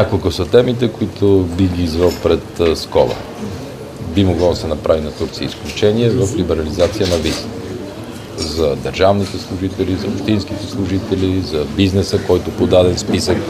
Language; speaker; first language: Bulgarian; native; Bulgarian